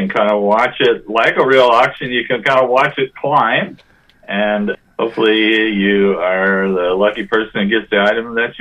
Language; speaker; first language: English; native; English